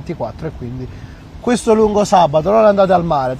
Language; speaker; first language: Italian; native; Italian